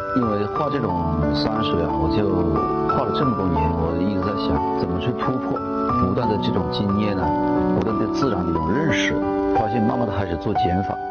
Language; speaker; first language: Chinese; native; Chinese